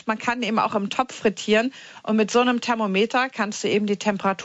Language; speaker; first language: German; native; German